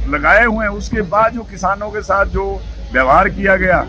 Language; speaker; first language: Hindi; native; Hindi